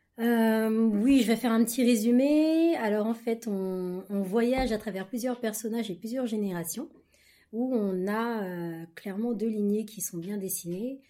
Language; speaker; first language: French; native; French